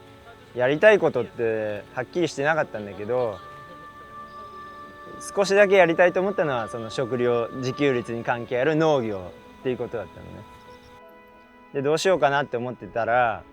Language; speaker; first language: Japanese; native; Japanese